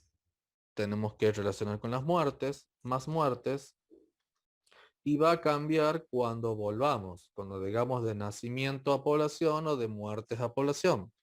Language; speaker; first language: Spanish; native; Spanish